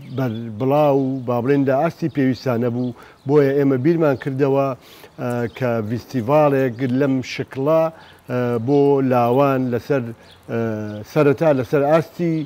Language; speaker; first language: Central Kurdish; native; Central Kurdish